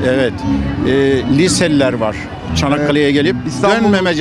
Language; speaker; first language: Turkish; native; Turkish